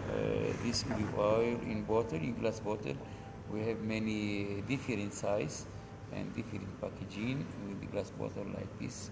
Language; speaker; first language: English; non-native, learner; Arabic